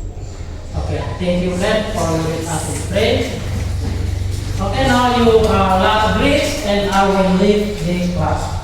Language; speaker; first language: English; non-native, learner; Indonesian